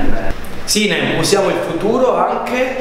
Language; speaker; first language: Italian; native; Italian